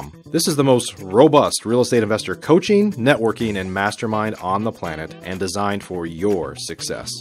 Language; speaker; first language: English; native; English